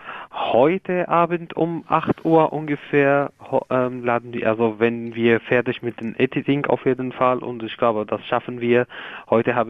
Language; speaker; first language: German; non-native, learner; Arabic